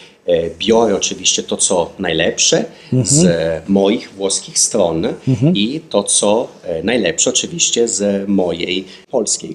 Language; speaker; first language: Polish; non-native, fluent; Italian